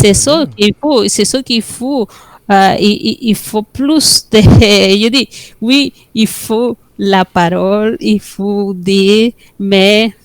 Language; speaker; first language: French; non-native, fluent; Spanish